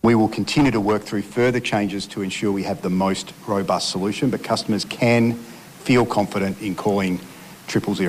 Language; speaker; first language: English; native; English